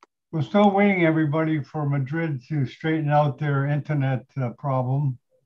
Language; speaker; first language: English; native; English